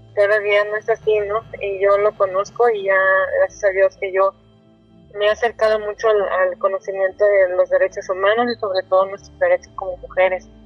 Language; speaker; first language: Spanish; non-native, local second language; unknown